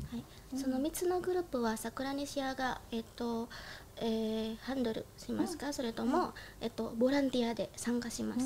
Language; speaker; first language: Japanese; non-native, learner; Indonesian